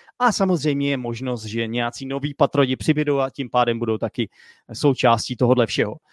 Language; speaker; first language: Czech; native; Czech